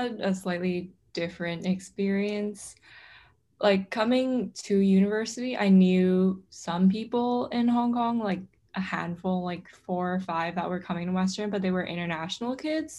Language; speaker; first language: English; non-native, local second language; Cantonese